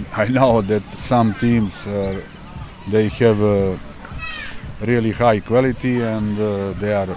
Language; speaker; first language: English; non-native, learner; Serbian